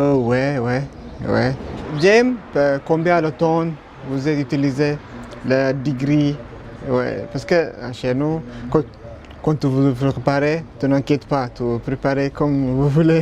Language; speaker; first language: French; non-native, learner; Tigrinya